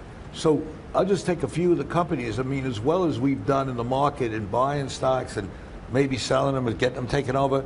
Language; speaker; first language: English; native; English